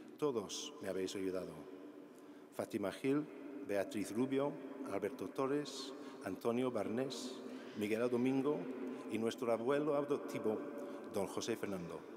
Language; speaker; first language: Spanish; non-native, fluent; English